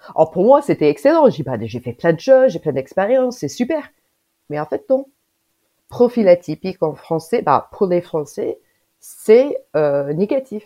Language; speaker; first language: French; non-native, fluent; English